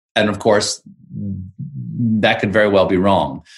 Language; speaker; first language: English; native; English